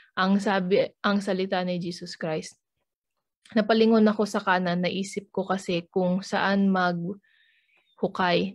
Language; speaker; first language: Filipino; native; Filipino